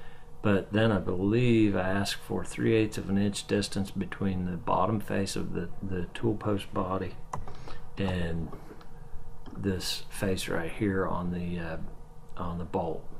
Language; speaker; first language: English; native; English